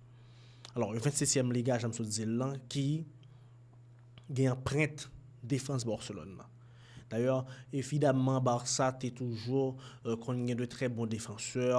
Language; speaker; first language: French; non-native, local second language; Haitian Creole